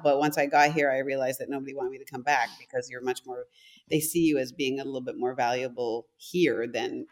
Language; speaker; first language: English; non-native, fluent; German